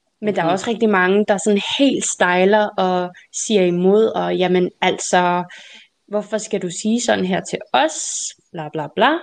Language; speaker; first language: Danish; native; Danish